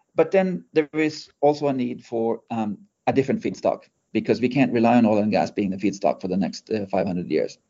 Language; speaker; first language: English; non-native, fluent; Norwegian